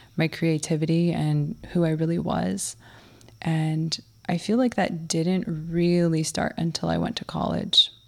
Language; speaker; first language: English; early bilingual, other home language; Russian